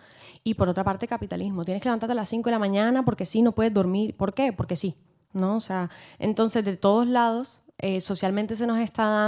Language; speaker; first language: Spanish; native; Spanish